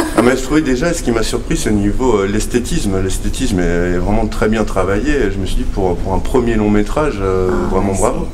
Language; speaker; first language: French; native; French